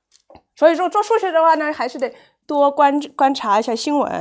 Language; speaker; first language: Chinese; non-native, fluent; English